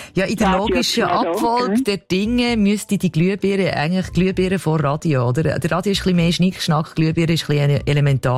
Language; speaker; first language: German; native; German